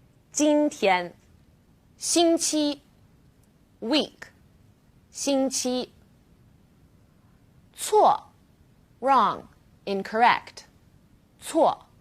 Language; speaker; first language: Chinese; non-native, fluent; English